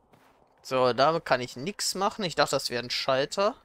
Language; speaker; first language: German; native; German